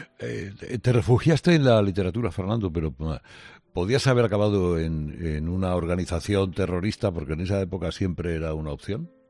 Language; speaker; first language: Spanish; native; Spanish